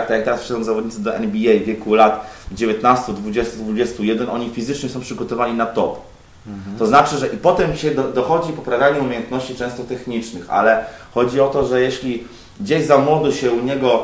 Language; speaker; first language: Polish; native; Polish